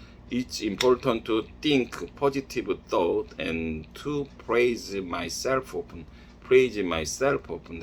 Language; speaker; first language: English; non-native, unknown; Korean